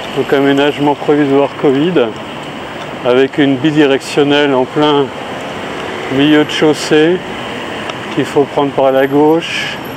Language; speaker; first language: French; native; French